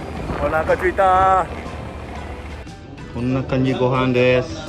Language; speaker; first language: Japanese; non-native, learner; Indonesian